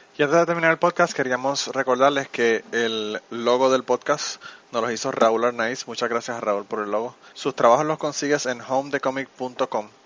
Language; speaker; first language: Spanish; native; Spanish